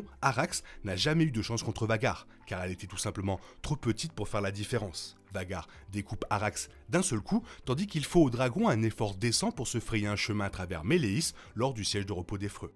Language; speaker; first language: French; native; French